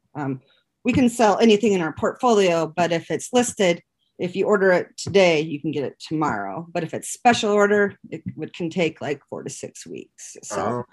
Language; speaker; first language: English; native; English